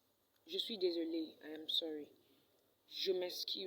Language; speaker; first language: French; non-native, fluent; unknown